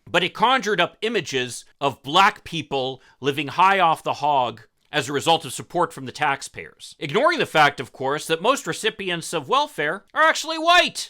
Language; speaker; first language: English; native; English